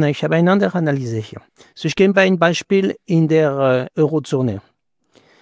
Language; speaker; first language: German; non-native, fluent; French